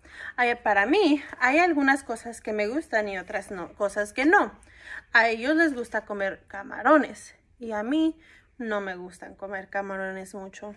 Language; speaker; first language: Spanish; early bilingual, heritage; Spanish